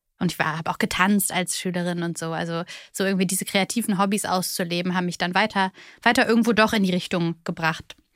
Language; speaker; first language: German; early bilingual, other home language; Bulgarian